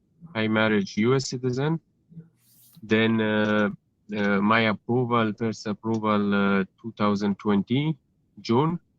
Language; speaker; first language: English; non-native, learner; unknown